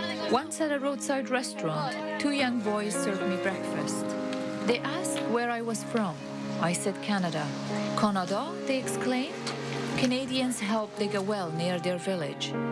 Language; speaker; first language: English; non-native, fluent; Persian